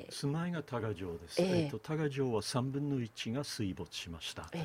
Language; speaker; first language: Japanese; non-native, fluent; English